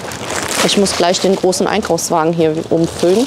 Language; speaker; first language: German; native; German